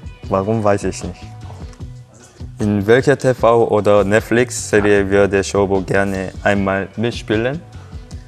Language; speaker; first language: German; non-native, learner; Korean